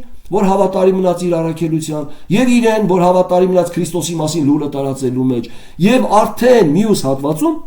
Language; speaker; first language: Armenian; native; Armenian